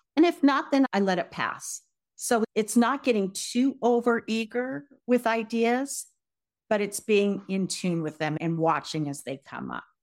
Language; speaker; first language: English; native; English